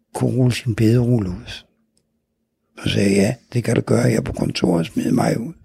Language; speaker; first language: Danish; native; Danish